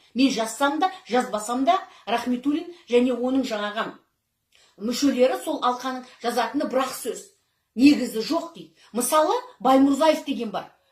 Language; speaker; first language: Kazakh; native; Kazakh